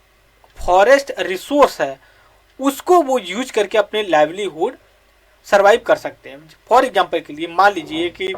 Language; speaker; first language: Hindi; native; Hindi